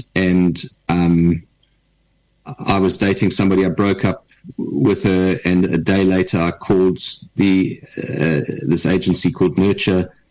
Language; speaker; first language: English; native; English